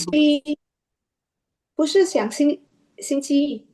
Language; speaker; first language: Chinese; non-native, learner; Indonesian